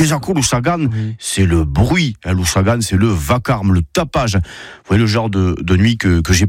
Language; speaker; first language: French; native; French